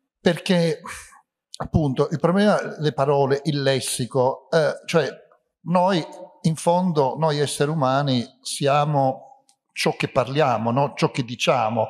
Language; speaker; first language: Italian; native; Italian